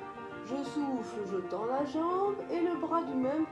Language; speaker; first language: French; native; French